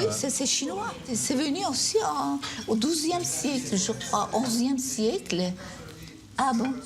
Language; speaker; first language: French; non-native, fluent; Turkish